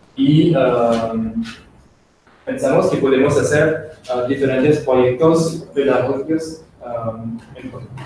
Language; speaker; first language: Spanish; non-native, learner; French